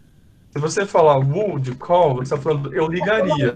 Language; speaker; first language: Portuguese; native; Portuguese